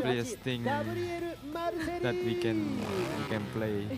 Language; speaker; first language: English; non-native, fluent; Japanese